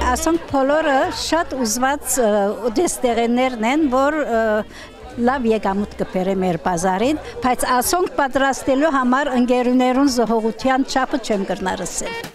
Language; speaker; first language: Armenian; early bilingual, heritage; Armenian